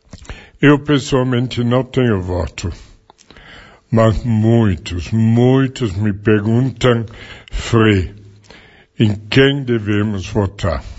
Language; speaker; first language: Portuguese; non-native, fluent; German